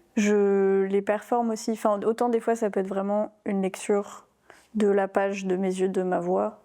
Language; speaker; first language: French; native; French